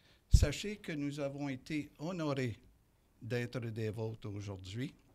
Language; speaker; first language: French; native; French